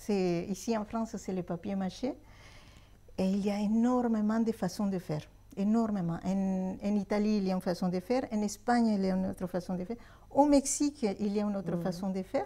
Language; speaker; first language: French; non-native, fluent; Spanish